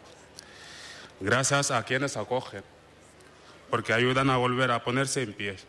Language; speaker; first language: Spanish; non-native, fluent; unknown